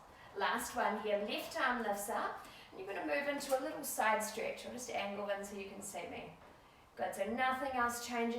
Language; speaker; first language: English; native; English